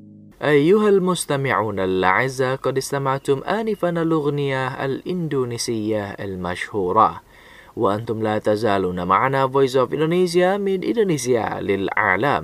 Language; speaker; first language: Arabic; non-native, fluent; Indonesian